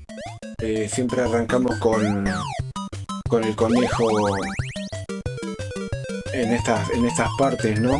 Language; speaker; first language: Spanish; native; Spanish